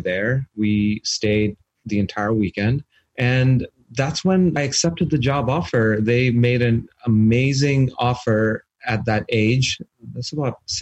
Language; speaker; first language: English; non-native, local second language; Urdu